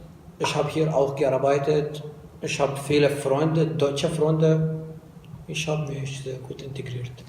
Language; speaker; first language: German; non-native, fluent; Arabic